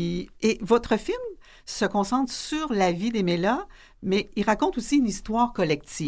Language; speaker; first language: French; native; French